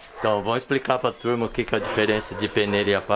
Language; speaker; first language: Portuguese; native; Portuguese